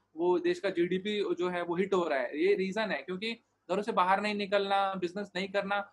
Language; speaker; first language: Hindi; native; Hindi